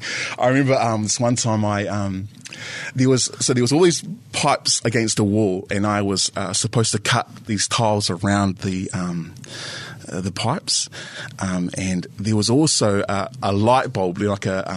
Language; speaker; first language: English; native; English